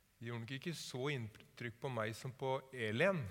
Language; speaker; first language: Norwegian; native; Norwegian